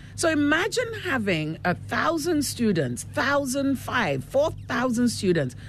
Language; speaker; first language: English; non-native, local second language; Akan